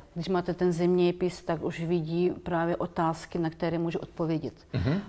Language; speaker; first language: Czech; non-native, fluent; Ukrainian